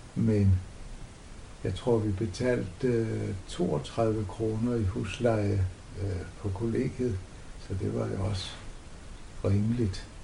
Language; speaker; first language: Danish; native; Danish